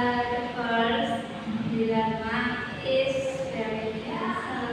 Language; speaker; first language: English; non-native, learner; Indonesian